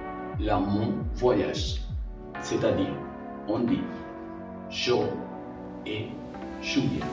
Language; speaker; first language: French; non-native, fluent; Spanish